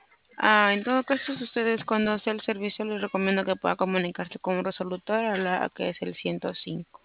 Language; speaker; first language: Spanish; native; Spanish